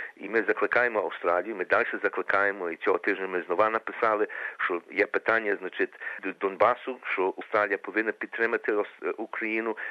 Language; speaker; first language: Ukrainian; early bilingual, heritage; Ukrainian